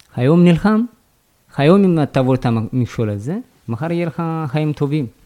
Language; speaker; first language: Hebrew; non-native, fluent; Amharic